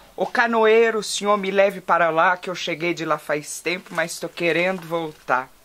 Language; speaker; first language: Portuguese; native; Portuguese